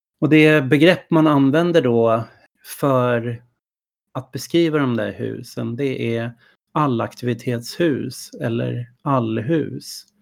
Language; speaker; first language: Swedish; native; Swedish